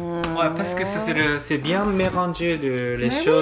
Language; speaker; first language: French; non-native, learner; Japanese